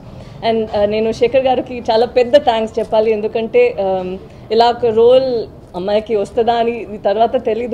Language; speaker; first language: Telugu; non-native, learner; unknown